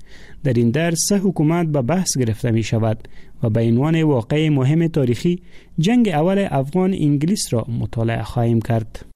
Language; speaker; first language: Persian; native; Persian